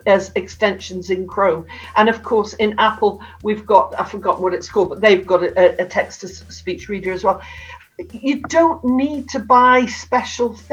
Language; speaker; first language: English; native; English